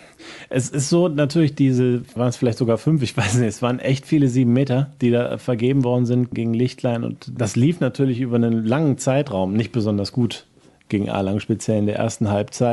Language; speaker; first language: German; native; German